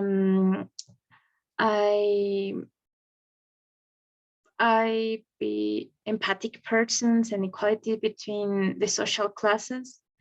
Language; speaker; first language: English; non-native, learner; Spanish